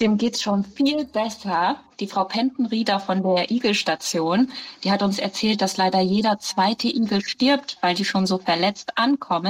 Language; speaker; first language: German; native; German